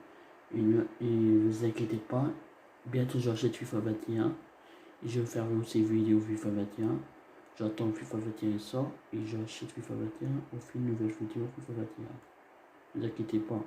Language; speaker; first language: French; non-native, learner; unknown